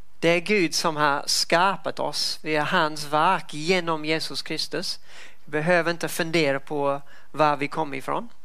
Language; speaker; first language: Swedish; non-native, fluent; English